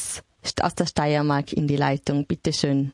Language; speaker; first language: German; native; German